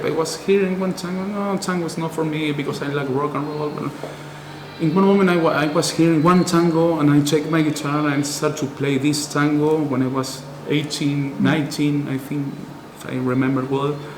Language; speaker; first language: English; non-native, learner; Spanish